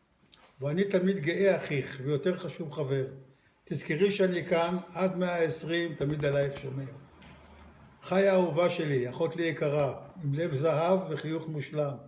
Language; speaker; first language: Hebrew; native; Hebrew